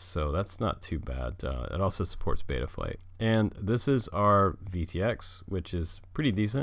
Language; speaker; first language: English; native; English